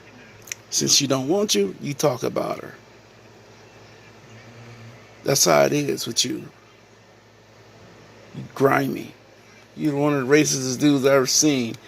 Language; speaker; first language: English; native; English